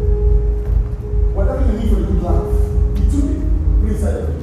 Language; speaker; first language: English; non-native, local second language; Yoruba